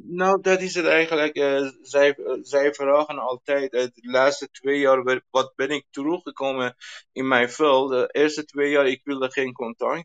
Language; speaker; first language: Dutch; non-native, learner; Persian